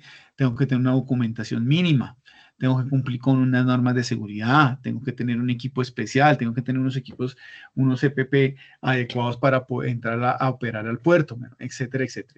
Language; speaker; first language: Spanish; native; Spanish